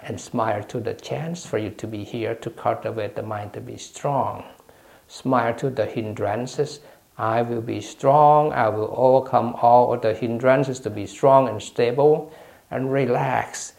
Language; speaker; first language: English; non-native, fluent; Thai